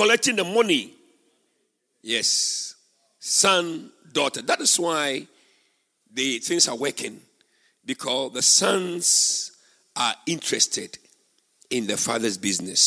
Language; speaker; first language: English; non-native, local second language; Akan